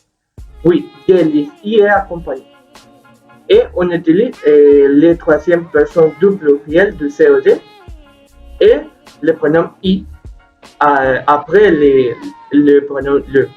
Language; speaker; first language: French; non-native, learner; Spanish